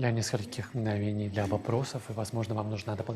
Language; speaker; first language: Russian; native; Russian